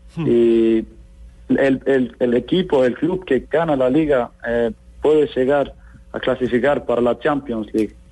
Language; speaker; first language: Spanish; non-native, fluent; Icelandic